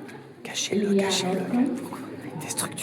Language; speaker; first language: French; native; French